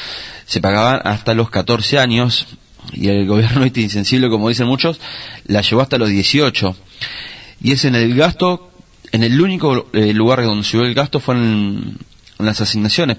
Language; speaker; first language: Spanish; native; Spanish